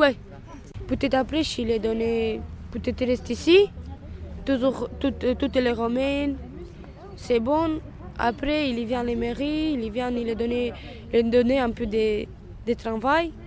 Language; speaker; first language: French; non-native, learner; Romanian